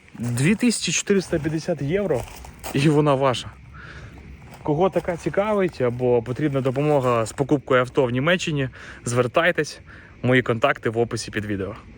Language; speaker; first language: Ukrainian; native; Ukrainian